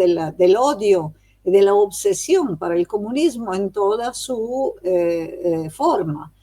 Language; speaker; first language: Spanish; non-native, fluent; Italian